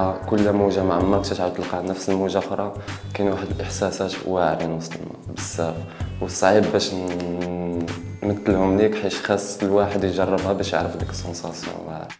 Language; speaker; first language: Arabic; native; Arabic